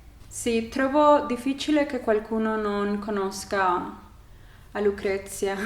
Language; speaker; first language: Italian; non-native, learner; Spanish